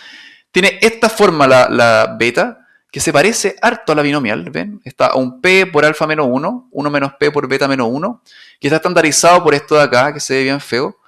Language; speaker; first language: Spanish; native; Spanish